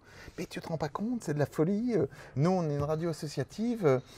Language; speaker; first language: French; native; French